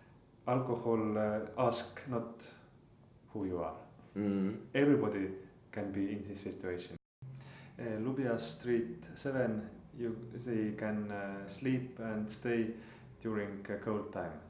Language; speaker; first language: English; non-native, learner; Estonian